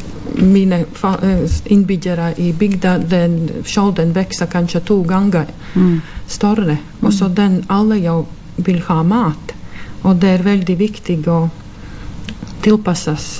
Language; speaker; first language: Norwegian; non-native, fluent; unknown